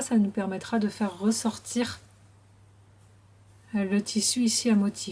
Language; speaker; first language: French; native; French